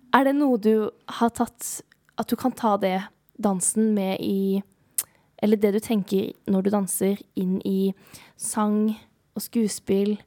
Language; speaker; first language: Norwegian; native; Norwegian